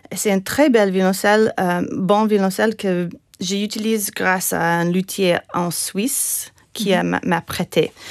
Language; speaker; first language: French; non-native, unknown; English